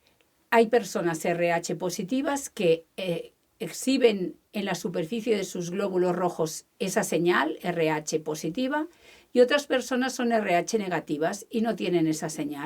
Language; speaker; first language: Spanish; native; Spanish